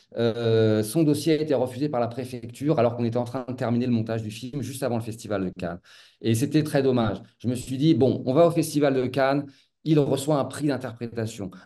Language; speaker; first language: French; native; French